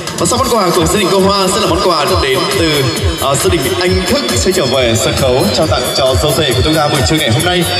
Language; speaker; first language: Vietnamese; non-native, local second language; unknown